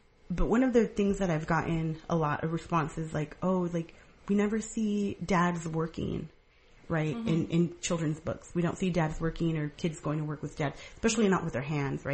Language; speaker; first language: English; early bilingual, other home language; Spanish